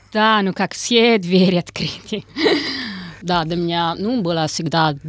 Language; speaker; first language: Russian; non-native, fluent; Italian